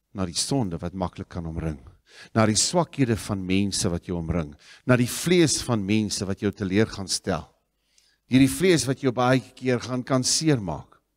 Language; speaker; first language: Afrikaans; native; Afrikaans